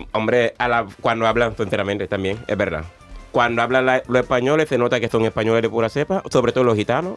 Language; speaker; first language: Spanish; non-native, fluent; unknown